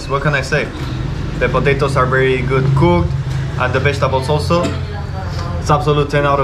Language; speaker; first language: English; non-native, fluent; Spanish